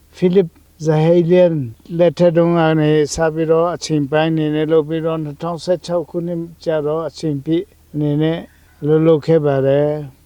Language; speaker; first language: Burmese; non-native, local second language; Hakha Chin